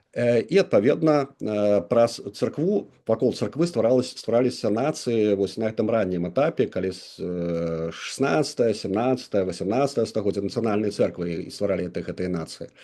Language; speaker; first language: Belarusian; non-native, local second language; Russian